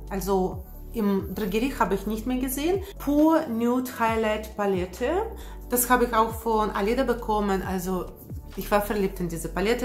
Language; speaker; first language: German; non-native, fluent; Russian